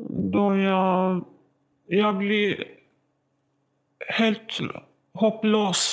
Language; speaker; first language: Swedish; non-native, learner; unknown